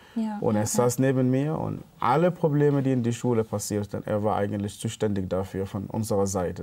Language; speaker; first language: German; non-native, fluent; Arabic